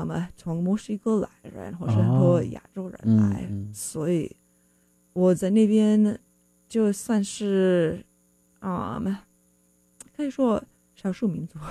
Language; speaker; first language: Chinese; non-native, fluent; English